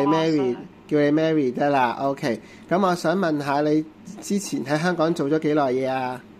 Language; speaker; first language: Cantonese; native; Cantonese